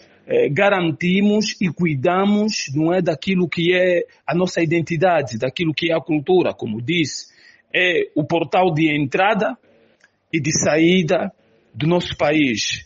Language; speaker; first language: Portuguese; native; Portuguese